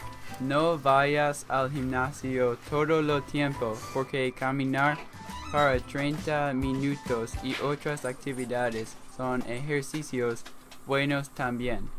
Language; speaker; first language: Spanish; non-native, learner; English